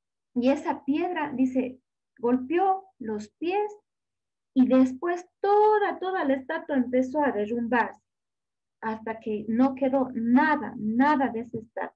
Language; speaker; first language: Spanish; native; Spanish